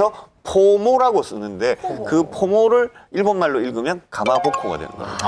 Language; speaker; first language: Korean; native; Korean